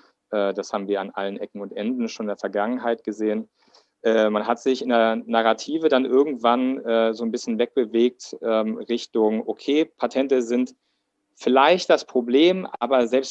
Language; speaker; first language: German; native; German